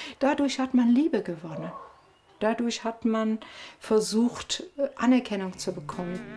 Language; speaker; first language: German; early bilingual, other home language; Turkish